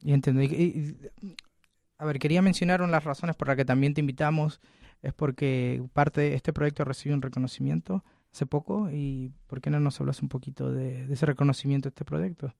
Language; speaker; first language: Spanish; native; Spanish